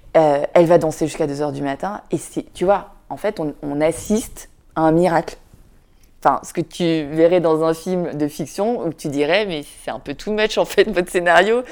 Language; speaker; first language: French; early bilingual, other home language; Vietnamese